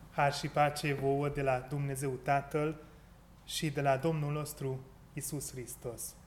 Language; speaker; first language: Romanian; non-native, local second language; Hungarian